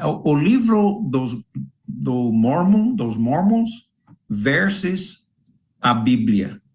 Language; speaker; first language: Portuguese; non-native, fluent; English